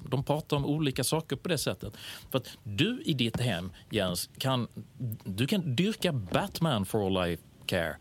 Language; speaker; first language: Swedish; native; Swedish